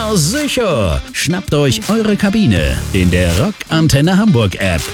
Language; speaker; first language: German; native; German